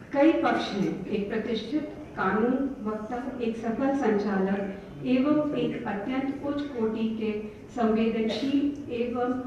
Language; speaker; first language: Hindi; native; Hindi